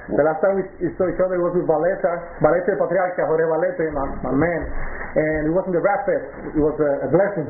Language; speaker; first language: English; non-native, local second language; Spanish